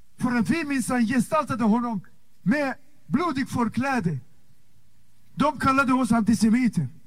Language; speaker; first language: Swedish; non-native, fluent; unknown